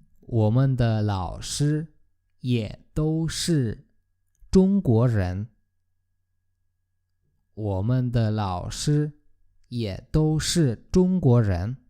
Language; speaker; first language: Chinese; non-native, fluent; Polish